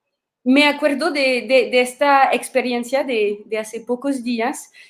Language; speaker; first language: Spanish; non-native, fluent; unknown